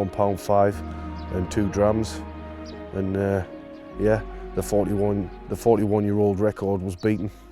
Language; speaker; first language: English; native; English